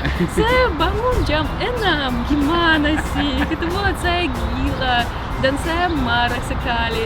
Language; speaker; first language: Indonesian; non-native, fluent; Russian